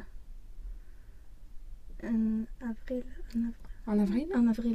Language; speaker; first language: French; non-native, learner; Swedish